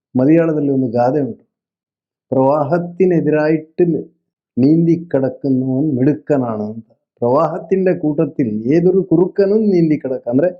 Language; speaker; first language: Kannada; non-native, local second language; Tulu